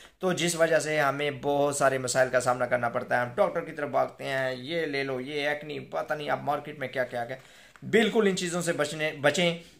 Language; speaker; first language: Urdu; non-native, local second language; Punjabi